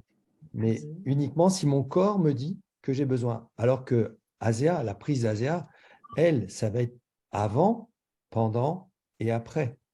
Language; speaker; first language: French; native; French